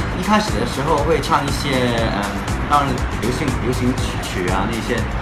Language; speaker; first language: Chinese; non-native, local second language; Cantonese